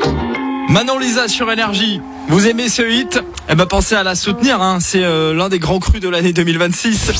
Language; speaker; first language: French; native; French